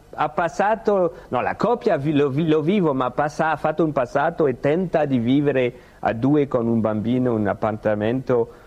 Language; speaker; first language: Italian; non-native, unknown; French